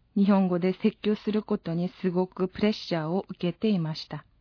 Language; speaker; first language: Japanese; non-native, fluent; Korean